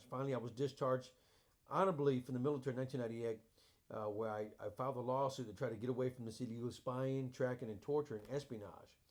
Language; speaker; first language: English; native; English